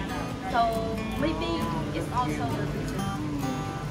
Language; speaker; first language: English; non-native, fluent; Vietnamese